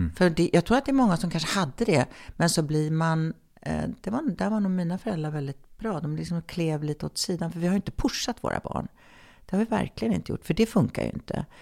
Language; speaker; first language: Swedish; native; Swedish